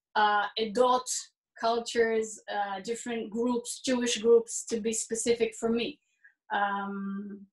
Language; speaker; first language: English; early bilingual, heritage; Hebrew